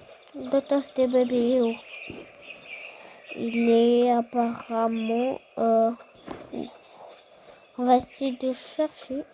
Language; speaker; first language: French; non-native, fluent; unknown